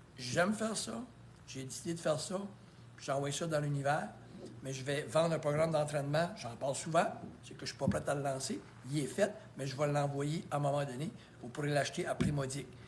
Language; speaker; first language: French; native; French